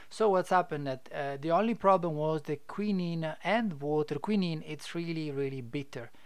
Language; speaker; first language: English; non-native, fluent; Italian